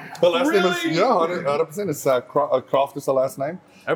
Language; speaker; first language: English; non-native, local second language; Afrikaans